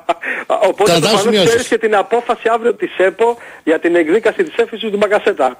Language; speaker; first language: Greek; native; Greek